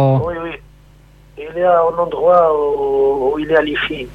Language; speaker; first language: French; non-native, local second language; Arabic